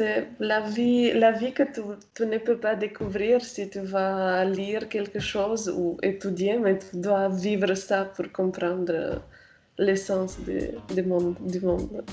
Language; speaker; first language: French; non-native, fluent; Romanian